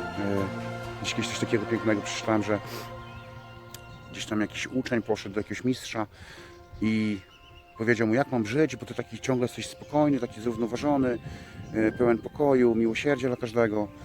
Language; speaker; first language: Polish; native; Polish